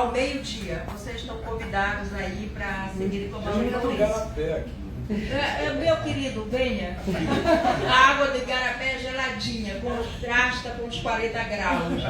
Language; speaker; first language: Portuguese; native; Portuguese